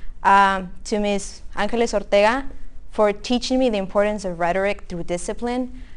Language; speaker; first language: English; early bilingual, other home language; Spanish